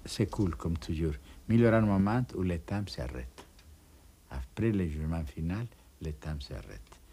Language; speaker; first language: French; non-native, fluent; Spanish